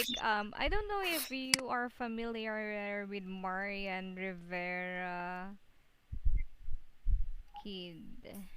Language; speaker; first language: English; non-native, local second language; Filipino